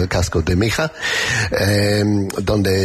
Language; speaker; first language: Spanish; non-native, learner; English